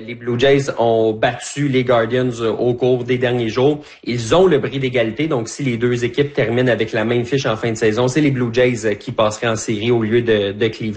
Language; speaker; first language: French; native; French